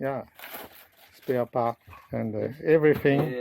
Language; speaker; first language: English; non-native, learner; French